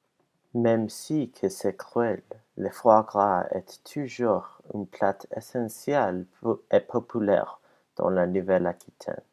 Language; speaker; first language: French; non-native, learner; English